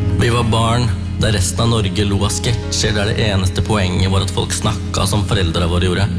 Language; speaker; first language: Norwegian; early bilingual, other home language; Tamil